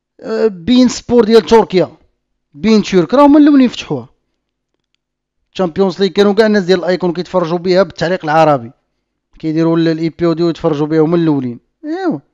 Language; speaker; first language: Arabic; native; Arabic